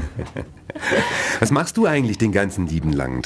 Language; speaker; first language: German; native; German